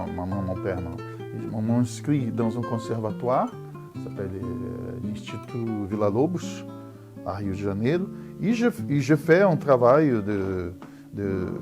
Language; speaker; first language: French; non-native, fluent; Portuguese